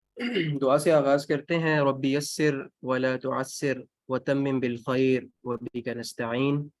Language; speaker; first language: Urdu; non-native, local second language; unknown